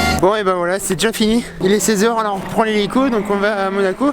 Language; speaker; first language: French; native; French